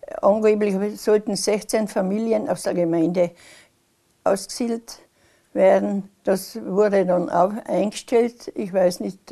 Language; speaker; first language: German; non-native, local second language; Slovenian